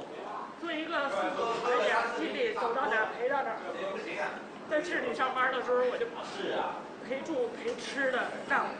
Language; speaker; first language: Chinese; native; Chinese